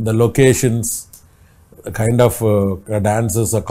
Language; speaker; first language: Telugu; native; Telugu